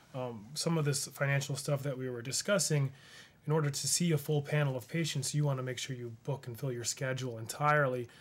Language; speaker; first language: English; native; English